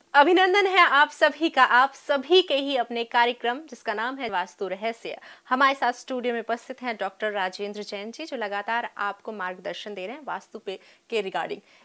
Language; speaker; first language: Hindi; native; Hindi